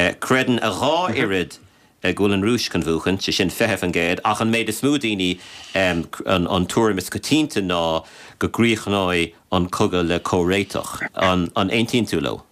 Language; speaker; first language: Irish; native; Irish